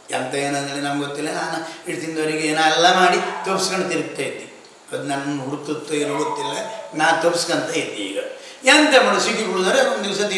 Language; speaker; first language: Kannada; native; Kannada